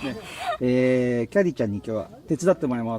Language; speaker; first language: Japanese; native; Japanese